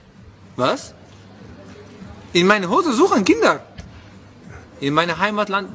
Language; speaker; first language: German; non-native, learner; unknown